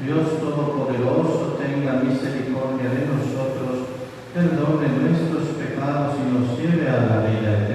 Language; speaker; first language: Spanish; native; Spanish